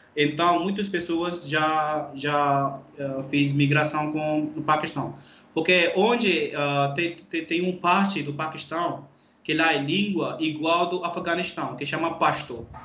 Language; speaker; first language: Portuguese; non-native, learner; Urdu